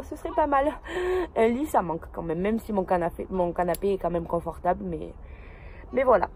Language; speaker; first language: French; native; French